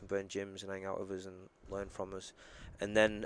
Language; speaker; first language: English; native; English